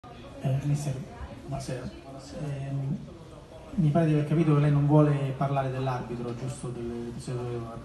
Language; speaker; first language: Italian; native; Italian